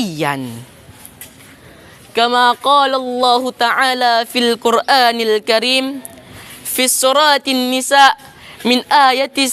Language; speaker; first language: Arabic; non-native, learner; Indonesian